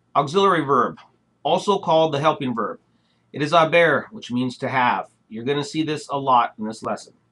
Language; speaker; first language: English; native; English